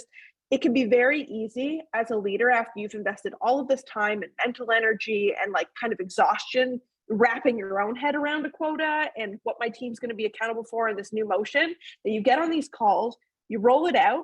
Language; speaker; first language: English; native; English